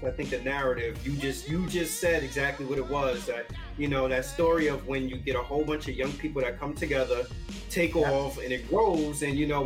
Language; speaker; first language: English; native; English